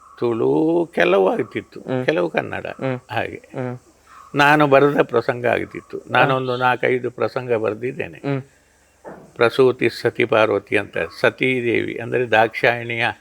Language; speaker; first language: Kannada; native; Kannada